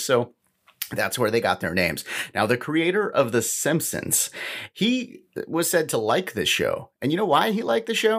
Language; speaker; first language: English; native; English